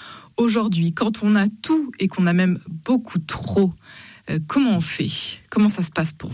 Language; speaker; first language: French; native; French